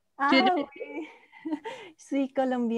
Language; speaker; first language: French; non-native, learner; Spanish